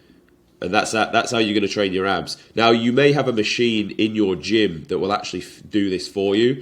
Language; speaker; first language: English; native; English